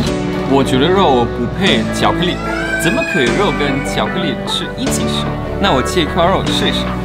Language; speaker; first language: Chinese; non-native, fluent; German